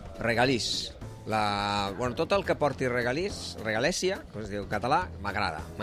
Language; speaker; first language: Catalan; non-native, fluent; Italian